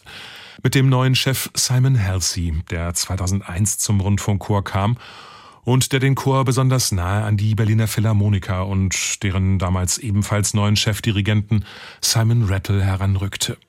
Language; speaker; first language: German; native; German